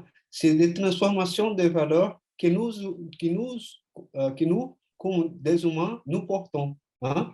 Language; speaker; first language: French; non-native, fluent; Portuguese